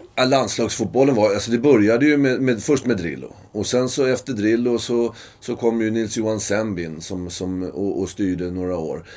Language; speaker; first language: Swedish; native; Swedish